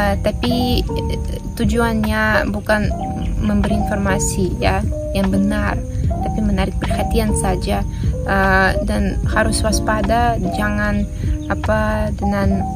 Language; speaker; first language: Indonesian; non-native, fluent; Russian